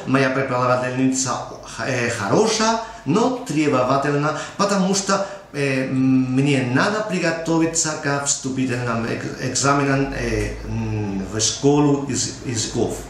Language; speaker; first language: Russian; non-native, learner; Spanish